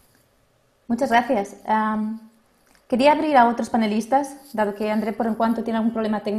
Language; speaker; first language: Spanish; non-native, learner; Portuguese